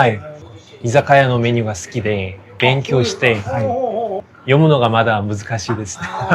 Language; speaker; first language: Japanese; non-native, fluent; Korean